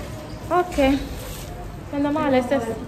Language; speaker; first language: Italian; non-native, learner; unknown